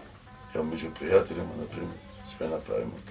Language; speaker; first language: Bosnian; non-native, local second language; Romany